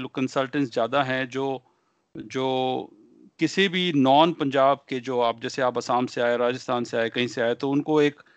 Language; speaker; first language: Hindi; native; Hindi